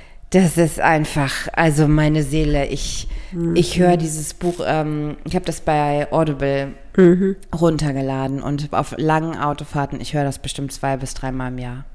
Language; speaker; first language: German; native; German